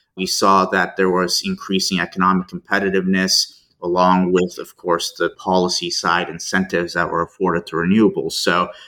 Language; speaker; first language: English; native; English